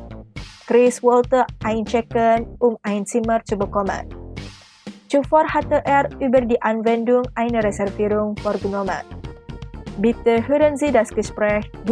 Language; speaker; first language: German; non-native, fluent; Indonesian